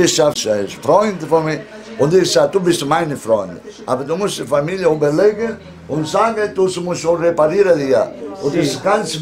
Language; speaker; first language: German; non-native, learner; Italian